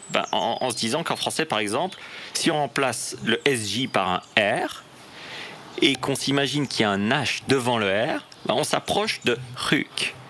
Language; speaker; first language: French; native; French